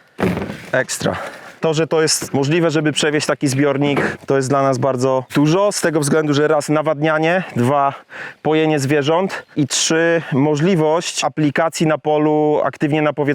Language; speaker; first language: Polish; native; Polish